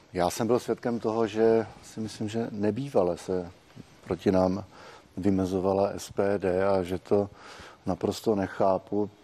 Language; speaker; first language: Czech; native; Czech